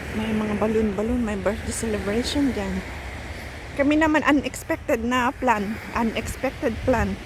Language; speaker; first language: Filipino; native; Filipino